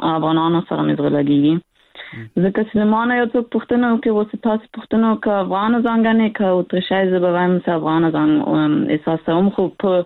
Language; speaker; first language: Pashto; early bilingual, heritage; Pashto